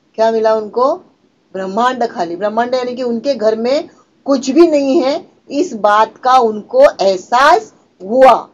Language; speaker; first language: Hindi; non-native, local second language; Marathi